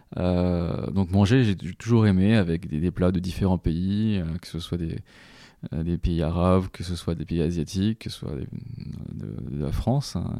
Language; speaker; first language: French; native; French